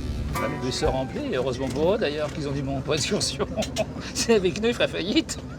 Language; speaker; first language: French; native; French